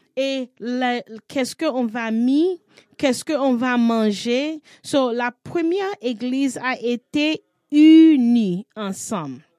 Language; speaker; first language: French; non-native, learner; English